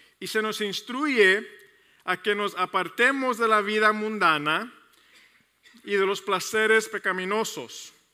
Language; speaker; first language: Spanish; early bilingual, heritage; Spanish